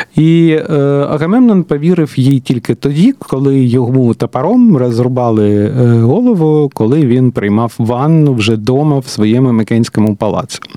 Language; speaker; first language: Ukrainian; non-native, local second language; Russian